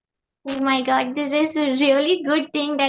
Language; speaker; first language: English; non-native, learner; Hindi